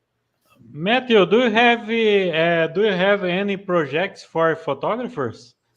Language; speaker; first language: English; non-native, fluent; Portuguese